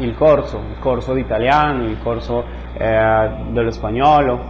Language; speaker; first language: Italian; non-native, fluent; Spanish